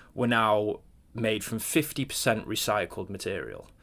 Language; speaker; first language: English; native; English